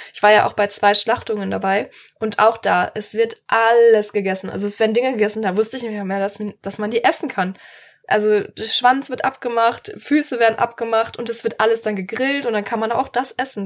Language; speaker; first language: German; native; German